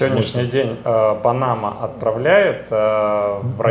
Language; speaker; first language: Russian; native; Russian